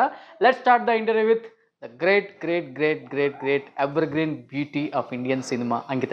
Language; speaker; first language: Telugu; native; Telugu